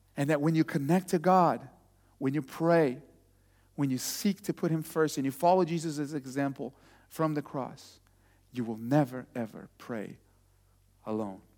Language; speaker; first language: English; non-native, fluent; Portuguese